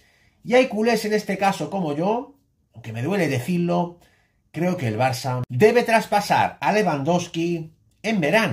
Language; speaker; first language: Spanish; native; Spanish